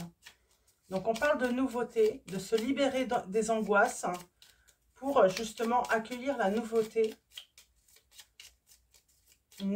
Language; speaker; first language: French; native; French